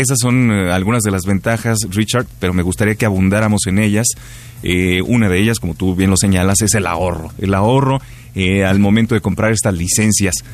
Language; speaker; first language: Spanish; native; Spanish